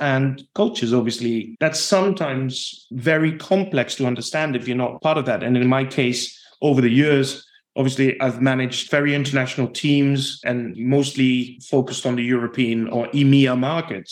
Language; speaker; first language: English; non-native, fluent; Dutch